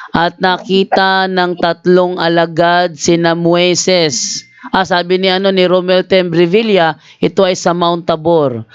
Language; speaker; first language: Filipino; native; Filipino